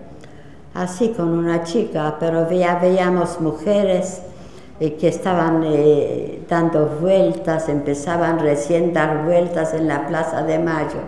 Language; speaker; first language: Spanish; non-native, fluent; Polish